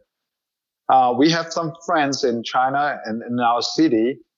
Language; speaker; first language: English; non-native, learner; Chinese